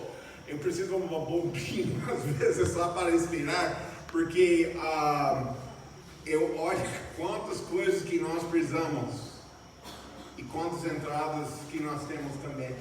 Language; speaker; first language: Portuguese; non-native, fluent; English